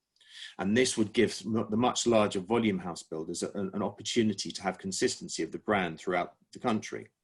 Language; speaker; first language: English; native; English